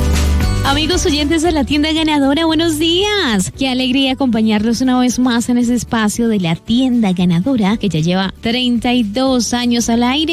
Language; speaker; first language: Spanish; native; Spanish